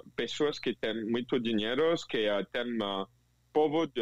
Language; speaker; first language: Portuguese; non-native, fluent; French